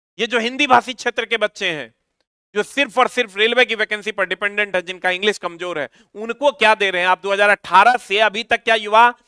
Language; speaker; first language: Hindi; native; Hindi